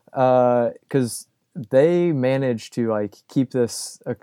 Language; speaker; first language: English; native; English